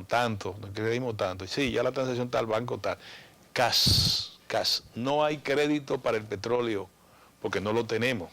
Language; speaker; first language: Spanish; native; Spanish